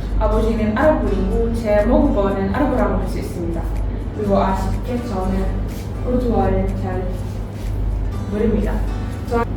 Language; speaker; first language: Korean; non-native, learner; Arabic